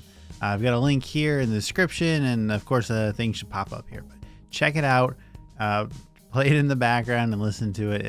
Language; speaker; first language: English; native; English